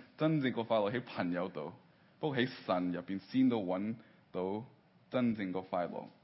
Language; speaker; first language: Cantonese; early bilingual, heritage; Cantonese